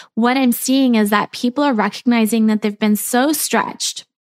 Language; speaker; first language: English; native; English